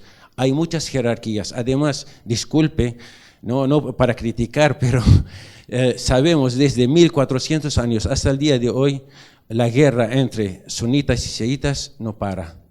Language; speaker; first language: Spanish; non-native, learner; Arabic